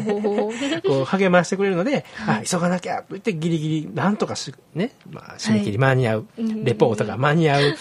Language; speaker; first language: Japanese; native; Japanese